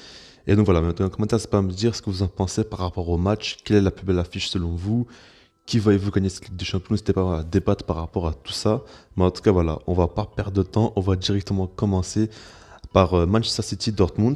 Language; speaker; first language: French; native; French